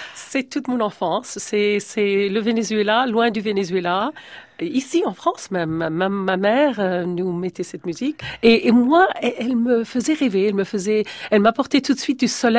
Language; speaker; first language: French; early bilingual, heritage; Spanish